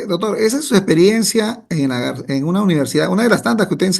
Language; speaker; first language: Spanish; native; Spanish